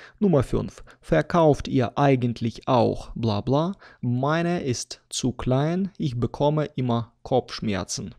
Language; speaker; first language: German; non-native, fluent; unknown